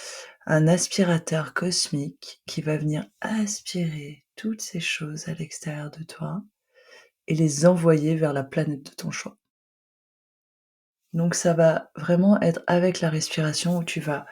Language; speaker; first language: French; native; French